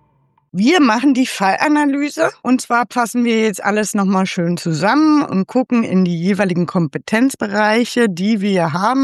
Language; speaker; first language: German; native; German